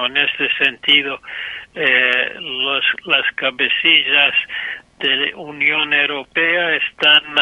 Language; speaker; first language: Spanish; non-native, fluent; English